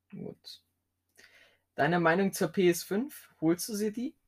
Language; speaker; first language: German; native; German